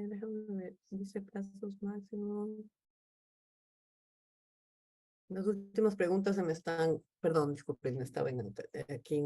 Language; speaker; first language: Spanish; native; Spanish